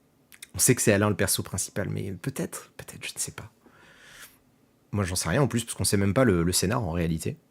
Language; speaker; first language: French; native; French